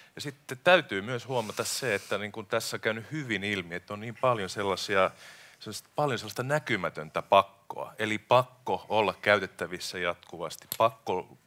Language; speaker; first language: Finnish; native; Finnish